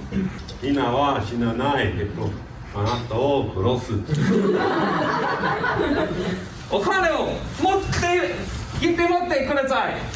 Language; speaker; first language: Japanese; non-native, learner; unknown